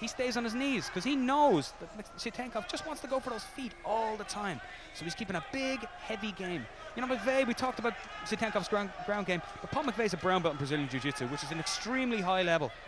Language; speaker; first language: English; native; English